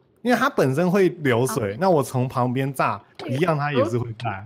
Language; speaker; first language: Chinese; native; Chinese